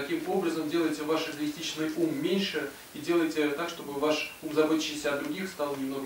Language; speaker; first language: Russian; native; Russian